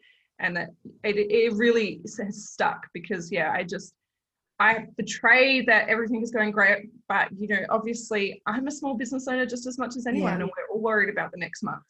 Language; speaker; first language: English; native; English